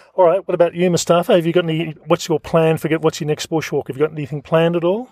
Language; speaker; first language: English; native; English